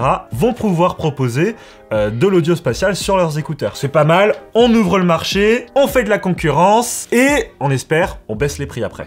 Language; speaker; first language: French; native; French